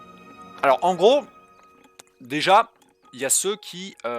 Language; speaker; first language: French; native; French